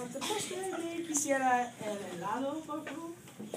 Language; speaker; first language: Spanish; non-native, learner; English